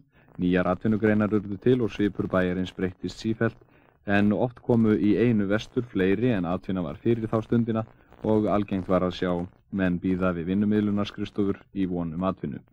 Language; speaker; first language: Icelandic; native; Icelandic